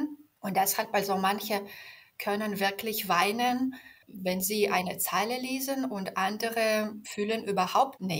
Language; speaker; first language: German; non-native, fluent; Belarusian